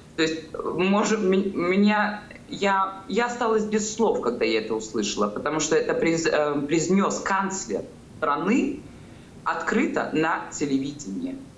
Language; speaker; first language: Russian; native; Russian